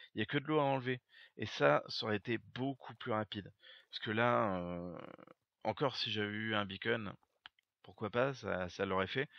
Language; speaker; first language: French; native; French